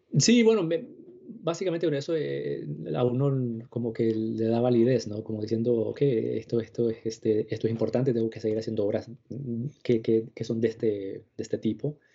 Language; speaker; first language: Spanish; native; Spanish